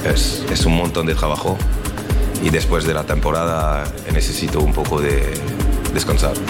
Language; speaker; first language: Spanish; non-native, learner; French